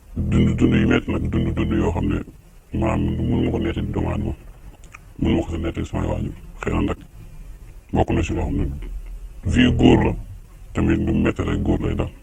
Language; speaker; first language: Wolof; native; Wolof